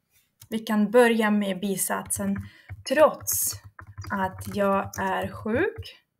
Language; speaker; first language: Swedish; non-native, fluent; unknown